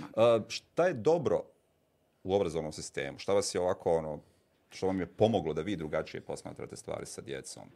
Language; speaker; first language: Bosnian; native; Bosnian